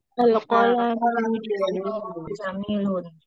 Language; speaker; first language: Arabic; non-native, learner; Indonesian